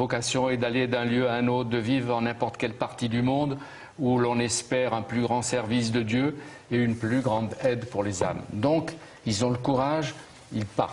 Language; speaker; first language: French; native; French